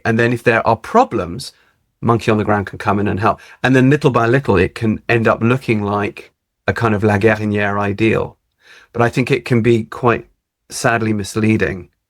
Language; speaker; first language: English; native; English